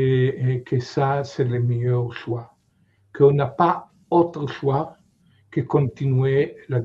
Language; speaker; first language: French; non-native, fluent; Hebrew